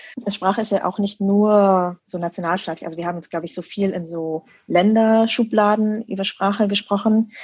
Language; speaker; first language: German; early bilingual, other home language; Vietnamese